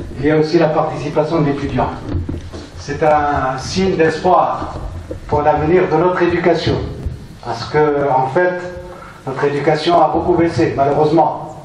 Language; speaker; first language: French; non-native, local second language; Arabic